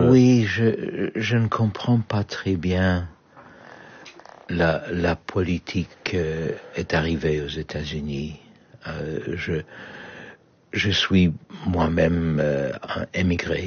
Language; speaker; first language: French; non-native, fluent; Polish